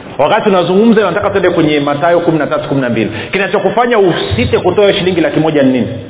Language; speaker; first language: Swahili; native; Swahili